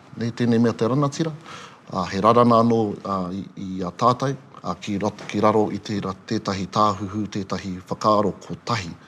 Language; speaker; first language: Māori; native; Māori